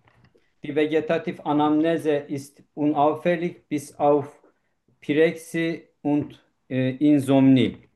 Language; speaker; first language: German; non-native, learner; Turkish